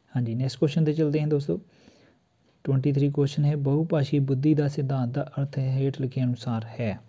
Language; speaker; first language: Hindi; non-native, local second language; Punjabi